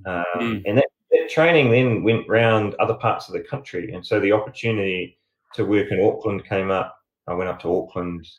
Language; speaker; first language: English; native; English